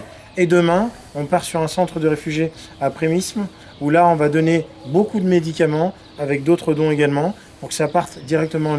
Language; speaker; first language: French; native; French